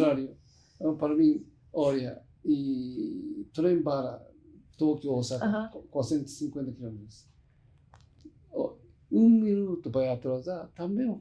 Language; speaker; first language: Portuguese; non-native, learner; Japanese